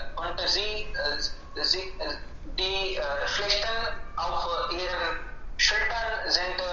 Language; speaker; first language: German; non-native, learner; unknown